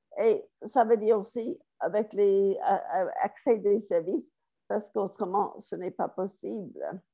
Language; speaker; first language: French; non-native, fluent; English